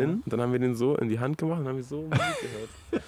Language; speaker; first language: German; native; German